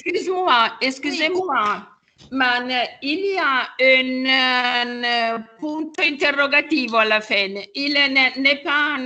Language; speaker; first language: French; non-native, learner; Italian